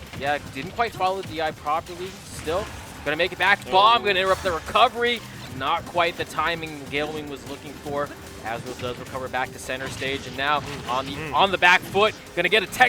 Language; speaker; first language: English; native; English